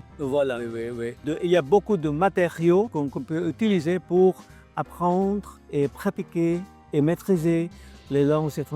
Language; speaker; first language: French; non-native, fluent; Filipino